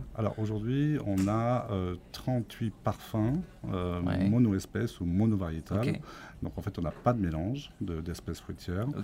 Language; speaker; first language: French; native; French